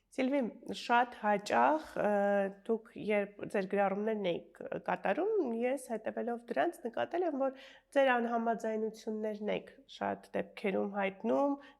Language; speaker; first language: Armenian; native; Armenian